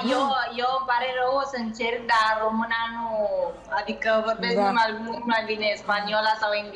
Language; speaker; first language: Romanian; early bilingual, heritage; Spanish